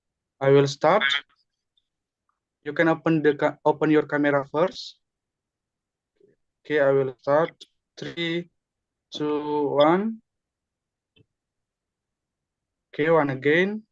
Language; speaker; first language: English; non-native, learner; Indonesian